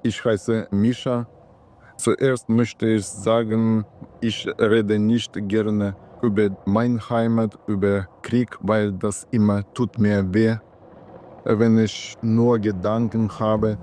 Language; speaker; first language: German; non-native, learner; Russian